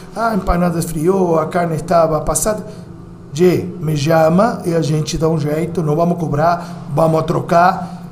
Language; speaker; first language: Portuguese; non-native, learner; Spanish